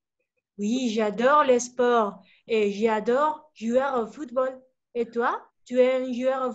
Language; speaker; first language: French; non-native, learner; Spanish